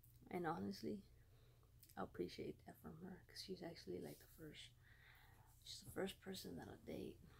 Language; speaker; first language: English; early bilingual, other home language; Spanish